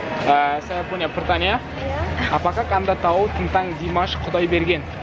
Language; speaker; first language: Indonesian; non-native, learner; Kazakh